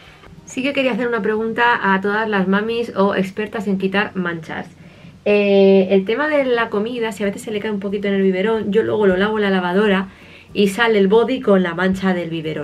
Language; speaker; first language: Spanish; native; Spanish